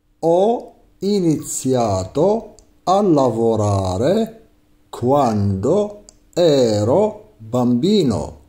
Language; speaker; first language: Italian; non-native, fluent; Arabic